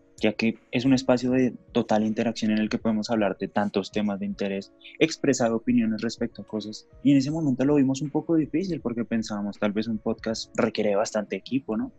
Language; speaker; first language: Spanish; native; Spanish